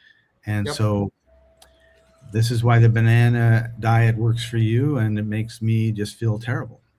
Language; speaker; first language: English; native; English